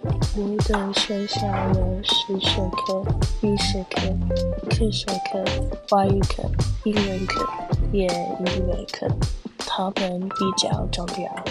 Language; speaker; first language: Chinese; non-native, learner; English